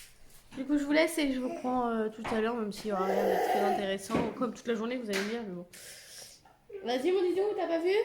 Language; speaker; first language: French; native; French